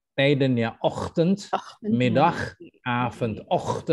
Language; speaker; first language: Dutch; non-native, fluent; Indonesian